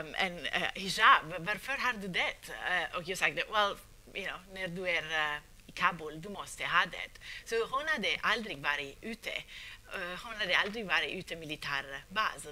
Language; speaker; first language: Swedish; non-native, fluent; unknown